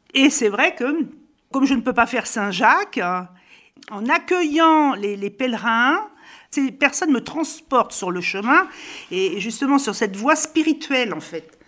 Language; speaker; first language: French; native; French